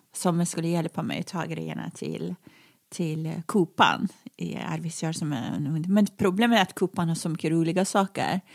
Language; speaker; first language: Swedish; non-native, fluent; Persian